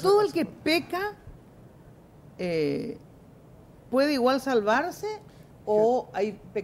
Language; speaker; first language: Spanish; native; Spanish